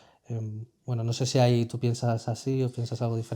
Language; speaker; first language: Spanish; native; Spanish